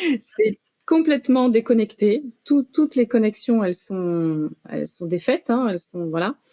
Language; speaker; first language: French; native; French